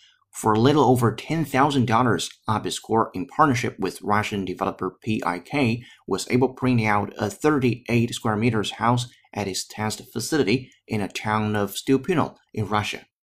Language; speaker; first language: English; non-native, fluent; Chinese